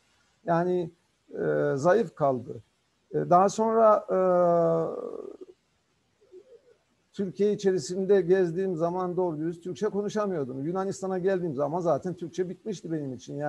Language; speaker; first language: Turkish; non-native, local second language; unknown